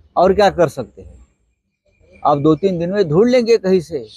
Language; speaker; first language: Hindi; non-native, local second language; Marathi